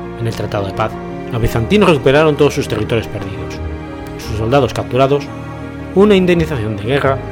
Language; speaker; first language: Spanish; native; Spanish